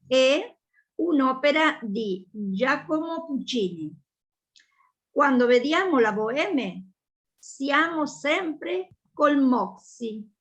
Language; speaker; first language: Italian; non-native, learner; Spanish